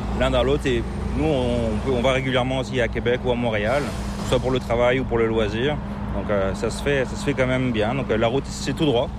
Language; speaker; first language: French; native; French